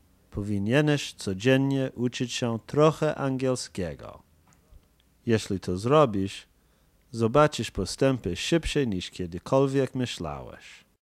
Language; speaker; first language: Polish; non-native, fluent; English